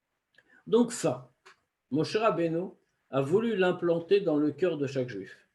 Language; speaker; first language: French; native; French